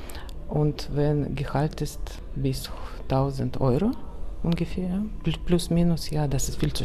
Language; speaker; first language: German; non-native, learner; Russian